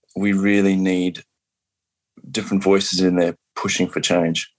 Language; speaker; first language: English; native; English